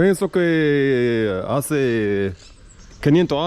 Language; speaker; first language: Spanish; non-native, learner; Arabic